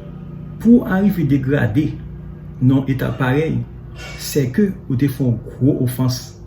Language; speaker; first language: French; non-native, learner; Haitian Creole